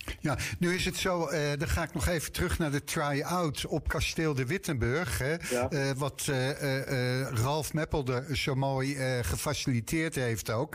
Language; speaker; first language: Dutch; native; Dutch